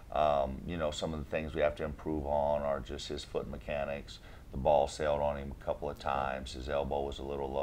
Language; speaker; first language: English; native; English